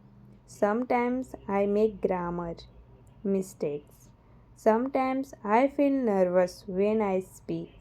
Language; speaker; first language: English; non-native, learner; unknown